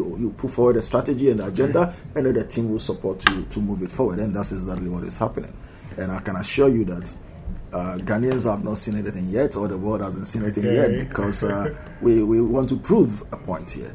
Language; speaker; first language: English; non-native, local second language; Akan